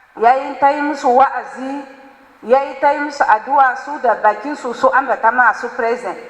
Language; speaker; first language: Hausa; non-native, local second language; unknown